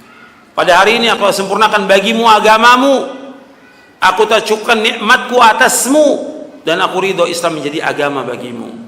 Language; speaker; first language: Indonesian; native; Indonesian